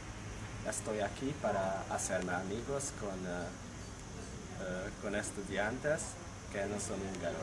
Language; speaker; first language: Spanish; non-native, learner; Hungarian